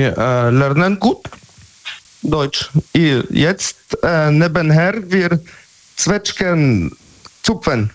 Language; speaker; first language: German; non-native, learner; Polish